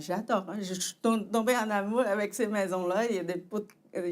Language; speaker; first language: French; non-native, fluent; Chinese